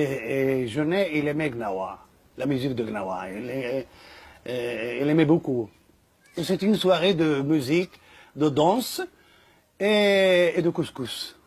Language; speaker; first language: French; non-native, fluent; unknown